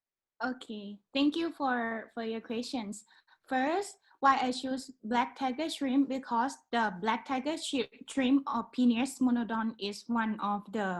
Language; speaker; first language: English; non-native, learner; Thai